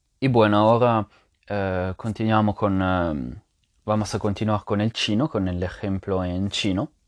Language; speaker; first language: Spanish; non-native, fluent; French